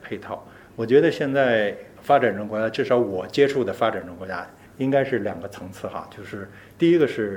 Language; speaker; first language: Chinese; native; Chinese